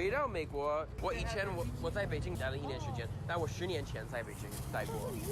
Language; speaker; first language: Chinese; non-native, fluent; English